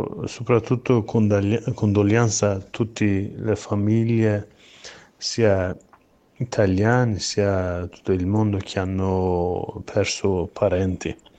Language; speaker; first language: Italian; non-native, learner; Kurdish